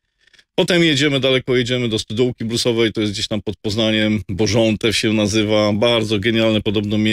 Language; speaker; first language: Polish; native; Polish